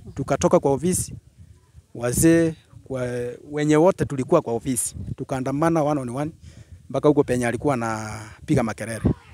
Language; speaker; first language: Swahili; non-native, local second language; Gusii